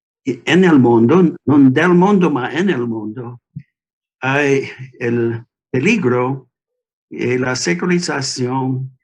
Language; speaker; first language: Spanish; non-native, learner; English